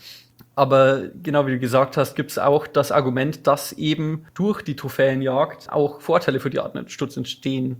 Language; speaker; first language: German; native; German